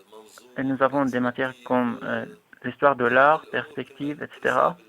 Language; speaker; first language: French; non-native, fluent; Arabic